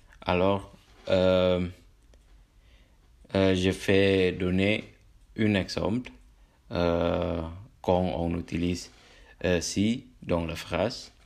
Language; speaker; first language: French; non-native, learner; Indonesian